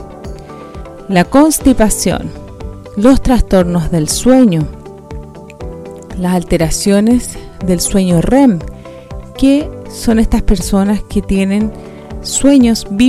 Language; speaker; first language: Spanish; native; Spanish